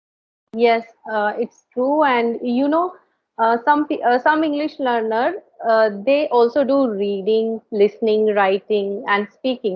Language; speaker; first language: English; non-native, learner; Hindi